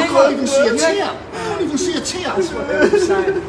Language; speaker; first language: English; native; English